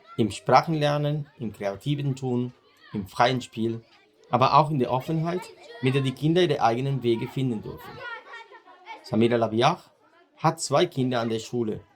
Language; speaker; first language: German; native; German